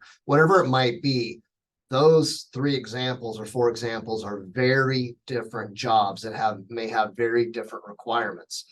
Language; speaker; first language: English; native; English